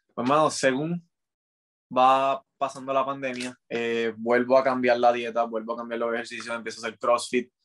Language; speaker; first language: Spanish; native; Spanish